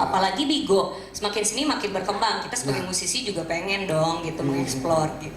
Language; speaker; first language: Indonesian; native; Indonesian